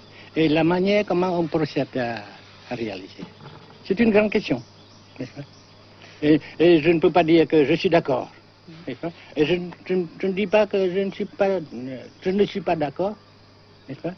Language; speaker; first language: French; non-native, local second language; Vietnamese